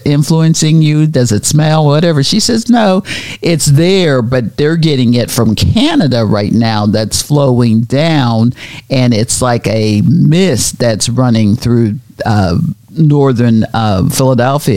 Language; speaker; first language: English; native; English